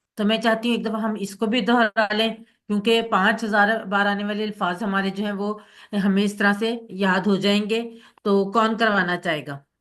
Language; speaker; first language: Urdu; native; Urdu